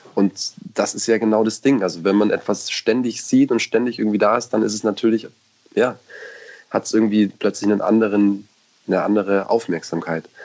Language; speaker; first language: German; native; German